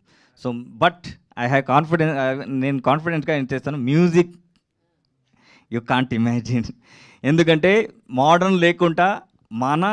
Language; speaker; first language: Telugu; non-native, learner; Kannada